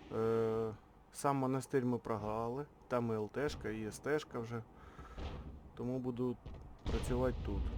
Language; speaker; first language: Ukrainian; non-native, local second language; Russian